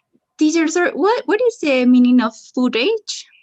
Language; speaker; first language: English; non-native, learner; Spanish